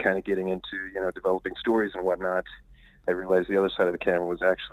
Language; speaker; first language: English; native; English